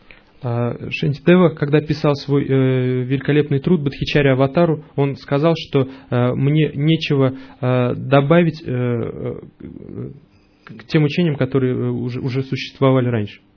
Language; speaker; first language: Russian; native; Russian